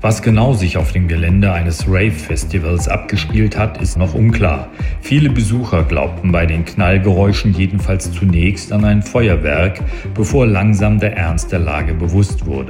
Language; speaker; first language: German; native; German